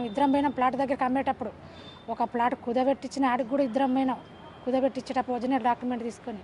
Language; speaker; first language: Telugu; native; Telugu